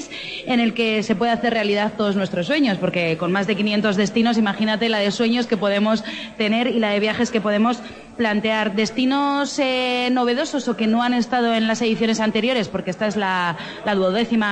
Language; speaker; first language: Spanish; native; Spanish